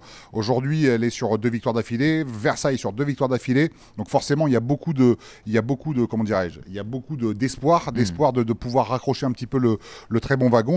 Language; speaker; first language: French; native; French